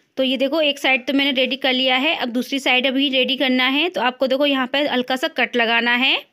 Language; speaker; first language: Hindi; native; Hindi